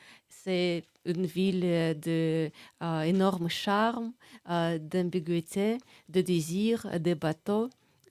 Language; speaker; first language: French; non-native, fluent; Russian